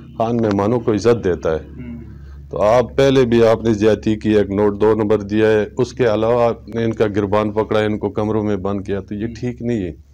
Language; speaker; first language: Urdu; non-native, local second language; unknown